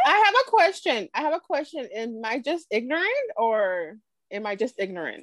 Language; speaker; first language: English; early bilingual, other home language; Spanish